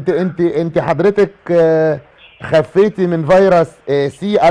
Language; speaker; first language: Arabic; native; Arabic